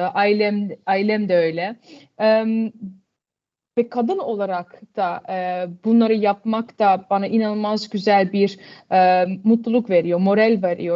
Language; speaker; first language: Turkish; early bilingual, heritage; Turkish